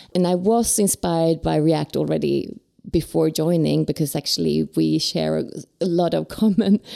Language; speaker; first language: English; non-native, fluent; Swedish